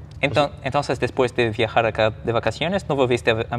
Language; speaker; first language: Spanish; non-native, learner; Portuguese